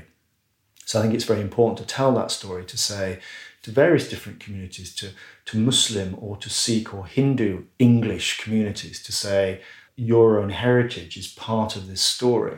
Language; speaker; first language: English; native; English